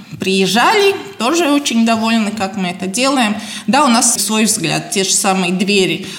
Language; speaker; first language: Russian; non-native, local second language; Latvian